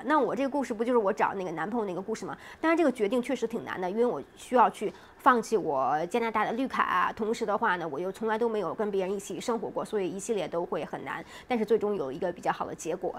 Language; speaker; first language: Chinese; native; Chinese